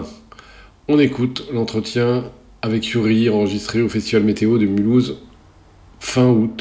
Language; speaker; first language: French; native; French